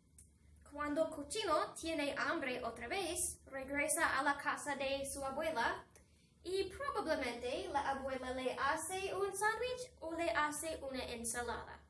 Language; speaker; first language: Spanish; non-native, fluent; English